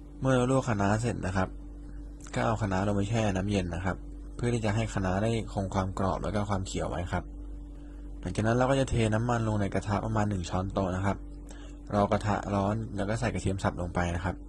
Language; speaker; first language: Thai; native; Thai